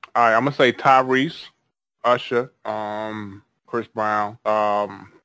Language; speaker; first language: English; native; English